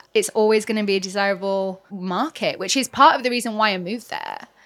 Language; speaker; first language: English; native; English